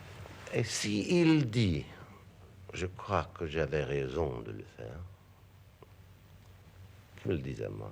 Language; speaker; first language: French; non-native, fluent; English